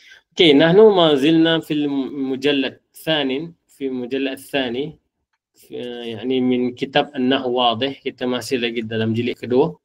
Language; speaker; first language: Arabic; non-native, fluent; Malay